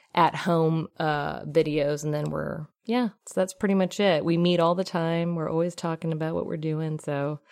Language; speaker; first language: English; native; English